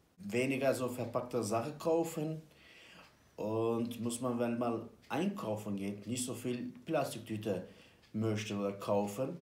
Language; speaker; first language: German; non-native, learner; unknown